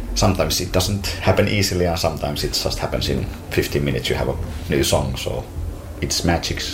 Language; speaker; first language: English; non-native, fluent; Finnish